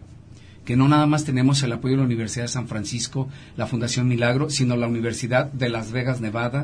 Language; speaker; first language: Spanish; native; Spanish